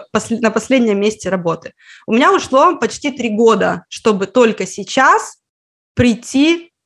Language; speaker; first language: Russian; native; Russian